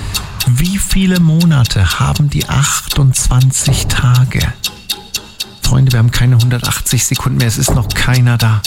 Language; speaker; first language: German; native; German